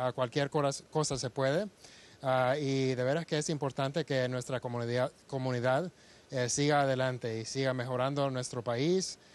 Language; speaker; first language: Spanish; early bilingual, heritage; Spanish